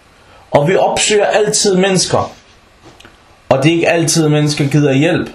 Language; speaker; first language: Danish; early bilingual, other home language; Arabic